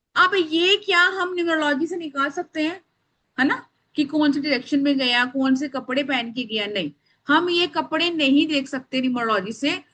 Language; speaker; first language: Hindi; native; Hindi